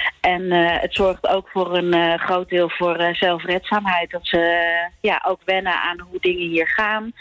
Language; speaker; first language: Dutch; native; Dutch